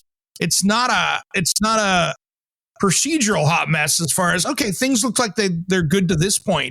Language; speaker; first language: English; native; English